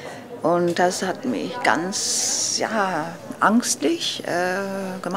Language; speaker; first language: German; non-native, learner; Dutch